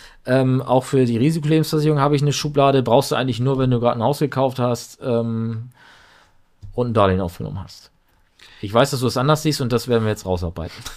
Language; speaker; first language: German; native; German